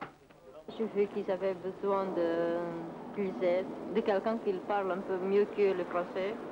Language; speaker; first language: French; non-native, fluent; Portuguese